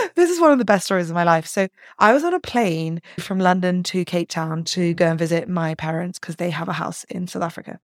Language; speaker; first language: English; native; English